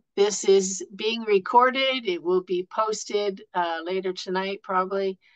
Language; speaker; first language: English; native; English